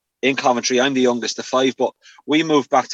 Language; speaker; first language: English; native; English